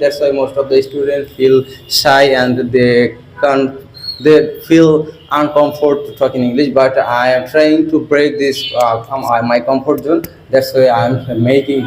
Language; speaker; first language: English; non-native, learner; Bangla